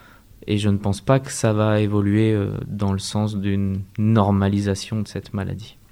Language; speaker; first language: French; native; French